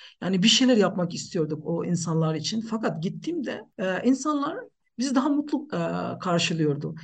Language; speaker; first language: Turkish; non-native, fluent; Nepali